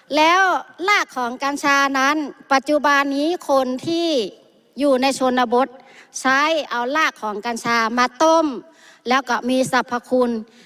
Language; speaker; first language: Thai; native; Thai